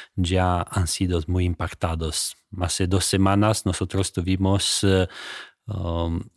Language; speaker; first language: Spanish; non-native, fluent; Romanian